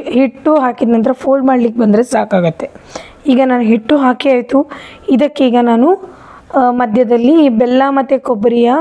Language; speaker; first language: Kannada; non-native, local second language; Konkani